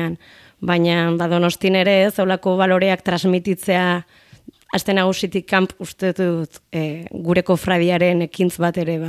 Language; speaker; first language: Basque; native; Basque